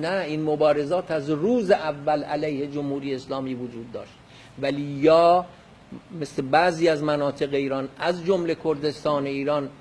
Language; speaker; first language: Persian; non-native, local second language; Kurdish